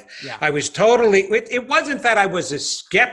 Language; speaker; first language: English; native; English